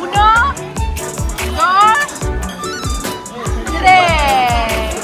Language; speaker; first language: Spanish; non-native, fluent; Filipino